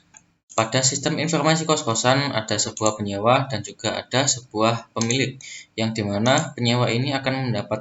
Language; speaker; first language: Indonesian; native; Indonesian